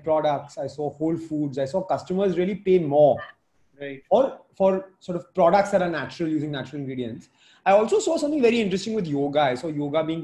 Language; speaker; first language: English; non-native, local second language; Hindi